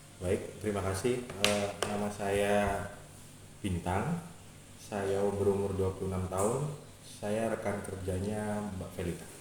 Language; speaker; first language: Indonesian; native; Indonesian